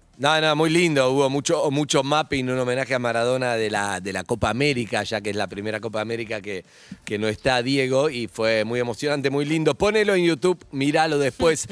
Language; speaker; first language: Spanish; native; Spanish